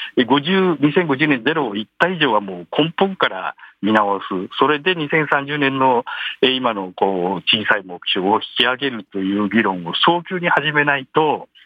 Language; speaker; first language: Japanese; native; Japanese